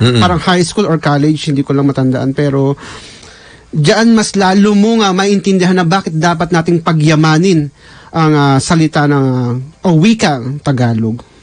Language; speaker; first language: Filipino; native; Filipino